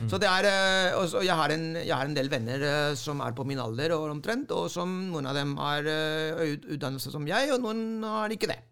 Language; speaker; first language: Norwegian; non-native, fluent; Spanish